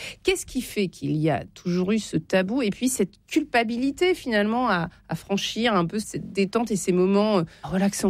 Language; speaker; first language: French; native; French